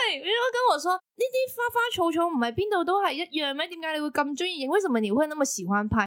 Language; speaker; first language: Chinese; non-native, local second language; Cantonese